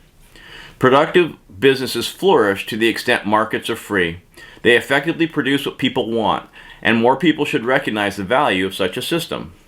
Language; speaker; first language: English; native; English